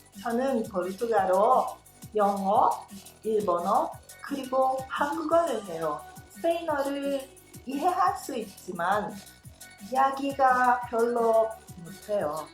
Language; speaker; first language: Korean; non-native, fluent; Portuguese